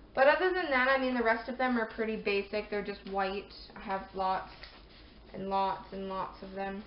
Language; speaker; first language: English; native; English